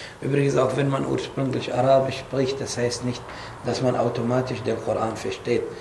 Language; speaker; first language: German; non-native, fluent; Arabic